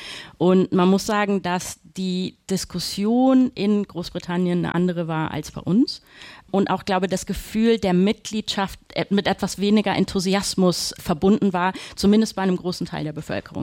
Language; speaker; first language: German; native; German